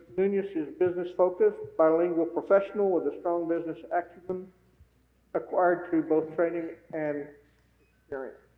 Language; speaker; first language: English; native; English